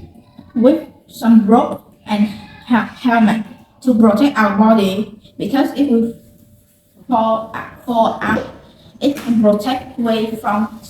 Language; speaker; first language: English; non-native, learner; Vietnamese